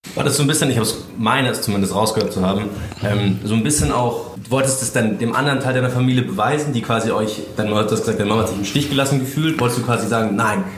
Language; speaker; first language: German; native; German